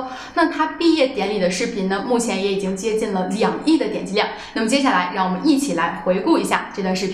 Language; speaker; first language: Chinese; native; Chinese